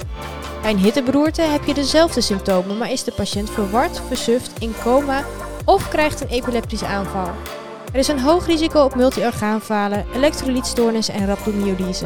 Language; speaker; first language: Dutch; native; Dutch